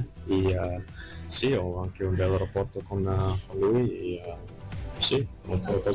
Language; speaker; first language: Italian; non-native, fluent; English